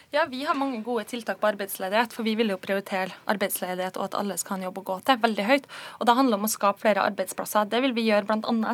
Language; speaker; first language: Norwegian; native; Norwegian